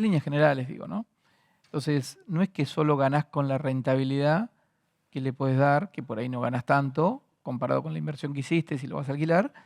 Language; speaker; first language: Spanish; native; Spanish